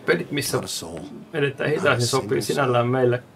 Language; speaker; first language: Finnish; native; Finnish